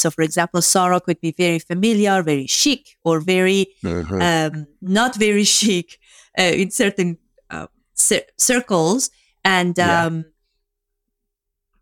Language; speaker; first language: English; non-native, fluent; Persian